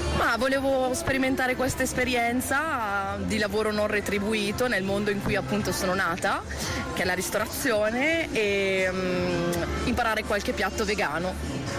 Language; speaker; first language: Italian; non-native, fluent; Portuguese